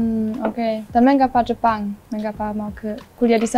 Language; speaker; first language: Indonesian; non-native, learner; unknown